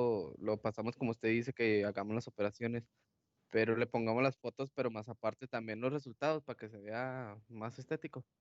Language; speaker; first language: Spanish; native; Spanish